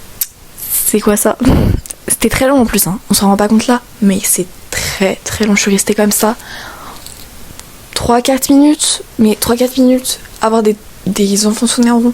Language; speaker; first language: French; native; French